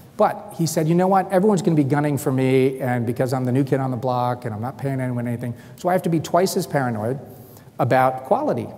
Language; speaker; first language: English; native; English